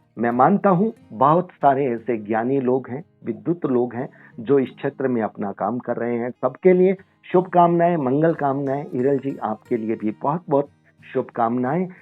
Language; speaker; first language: Hindi; native; Hindi